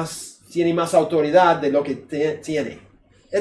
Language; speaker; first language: Spanish; non-native, fluent; English